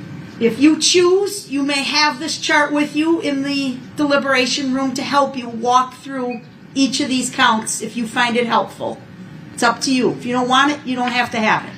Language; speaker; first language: English; native; English